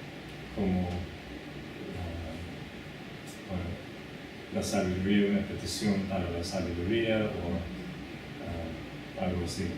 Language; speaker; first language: Spanish; non-native, fluent; English